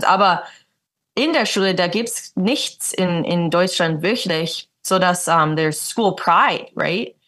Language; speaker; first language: German; early bilingual, heritage; English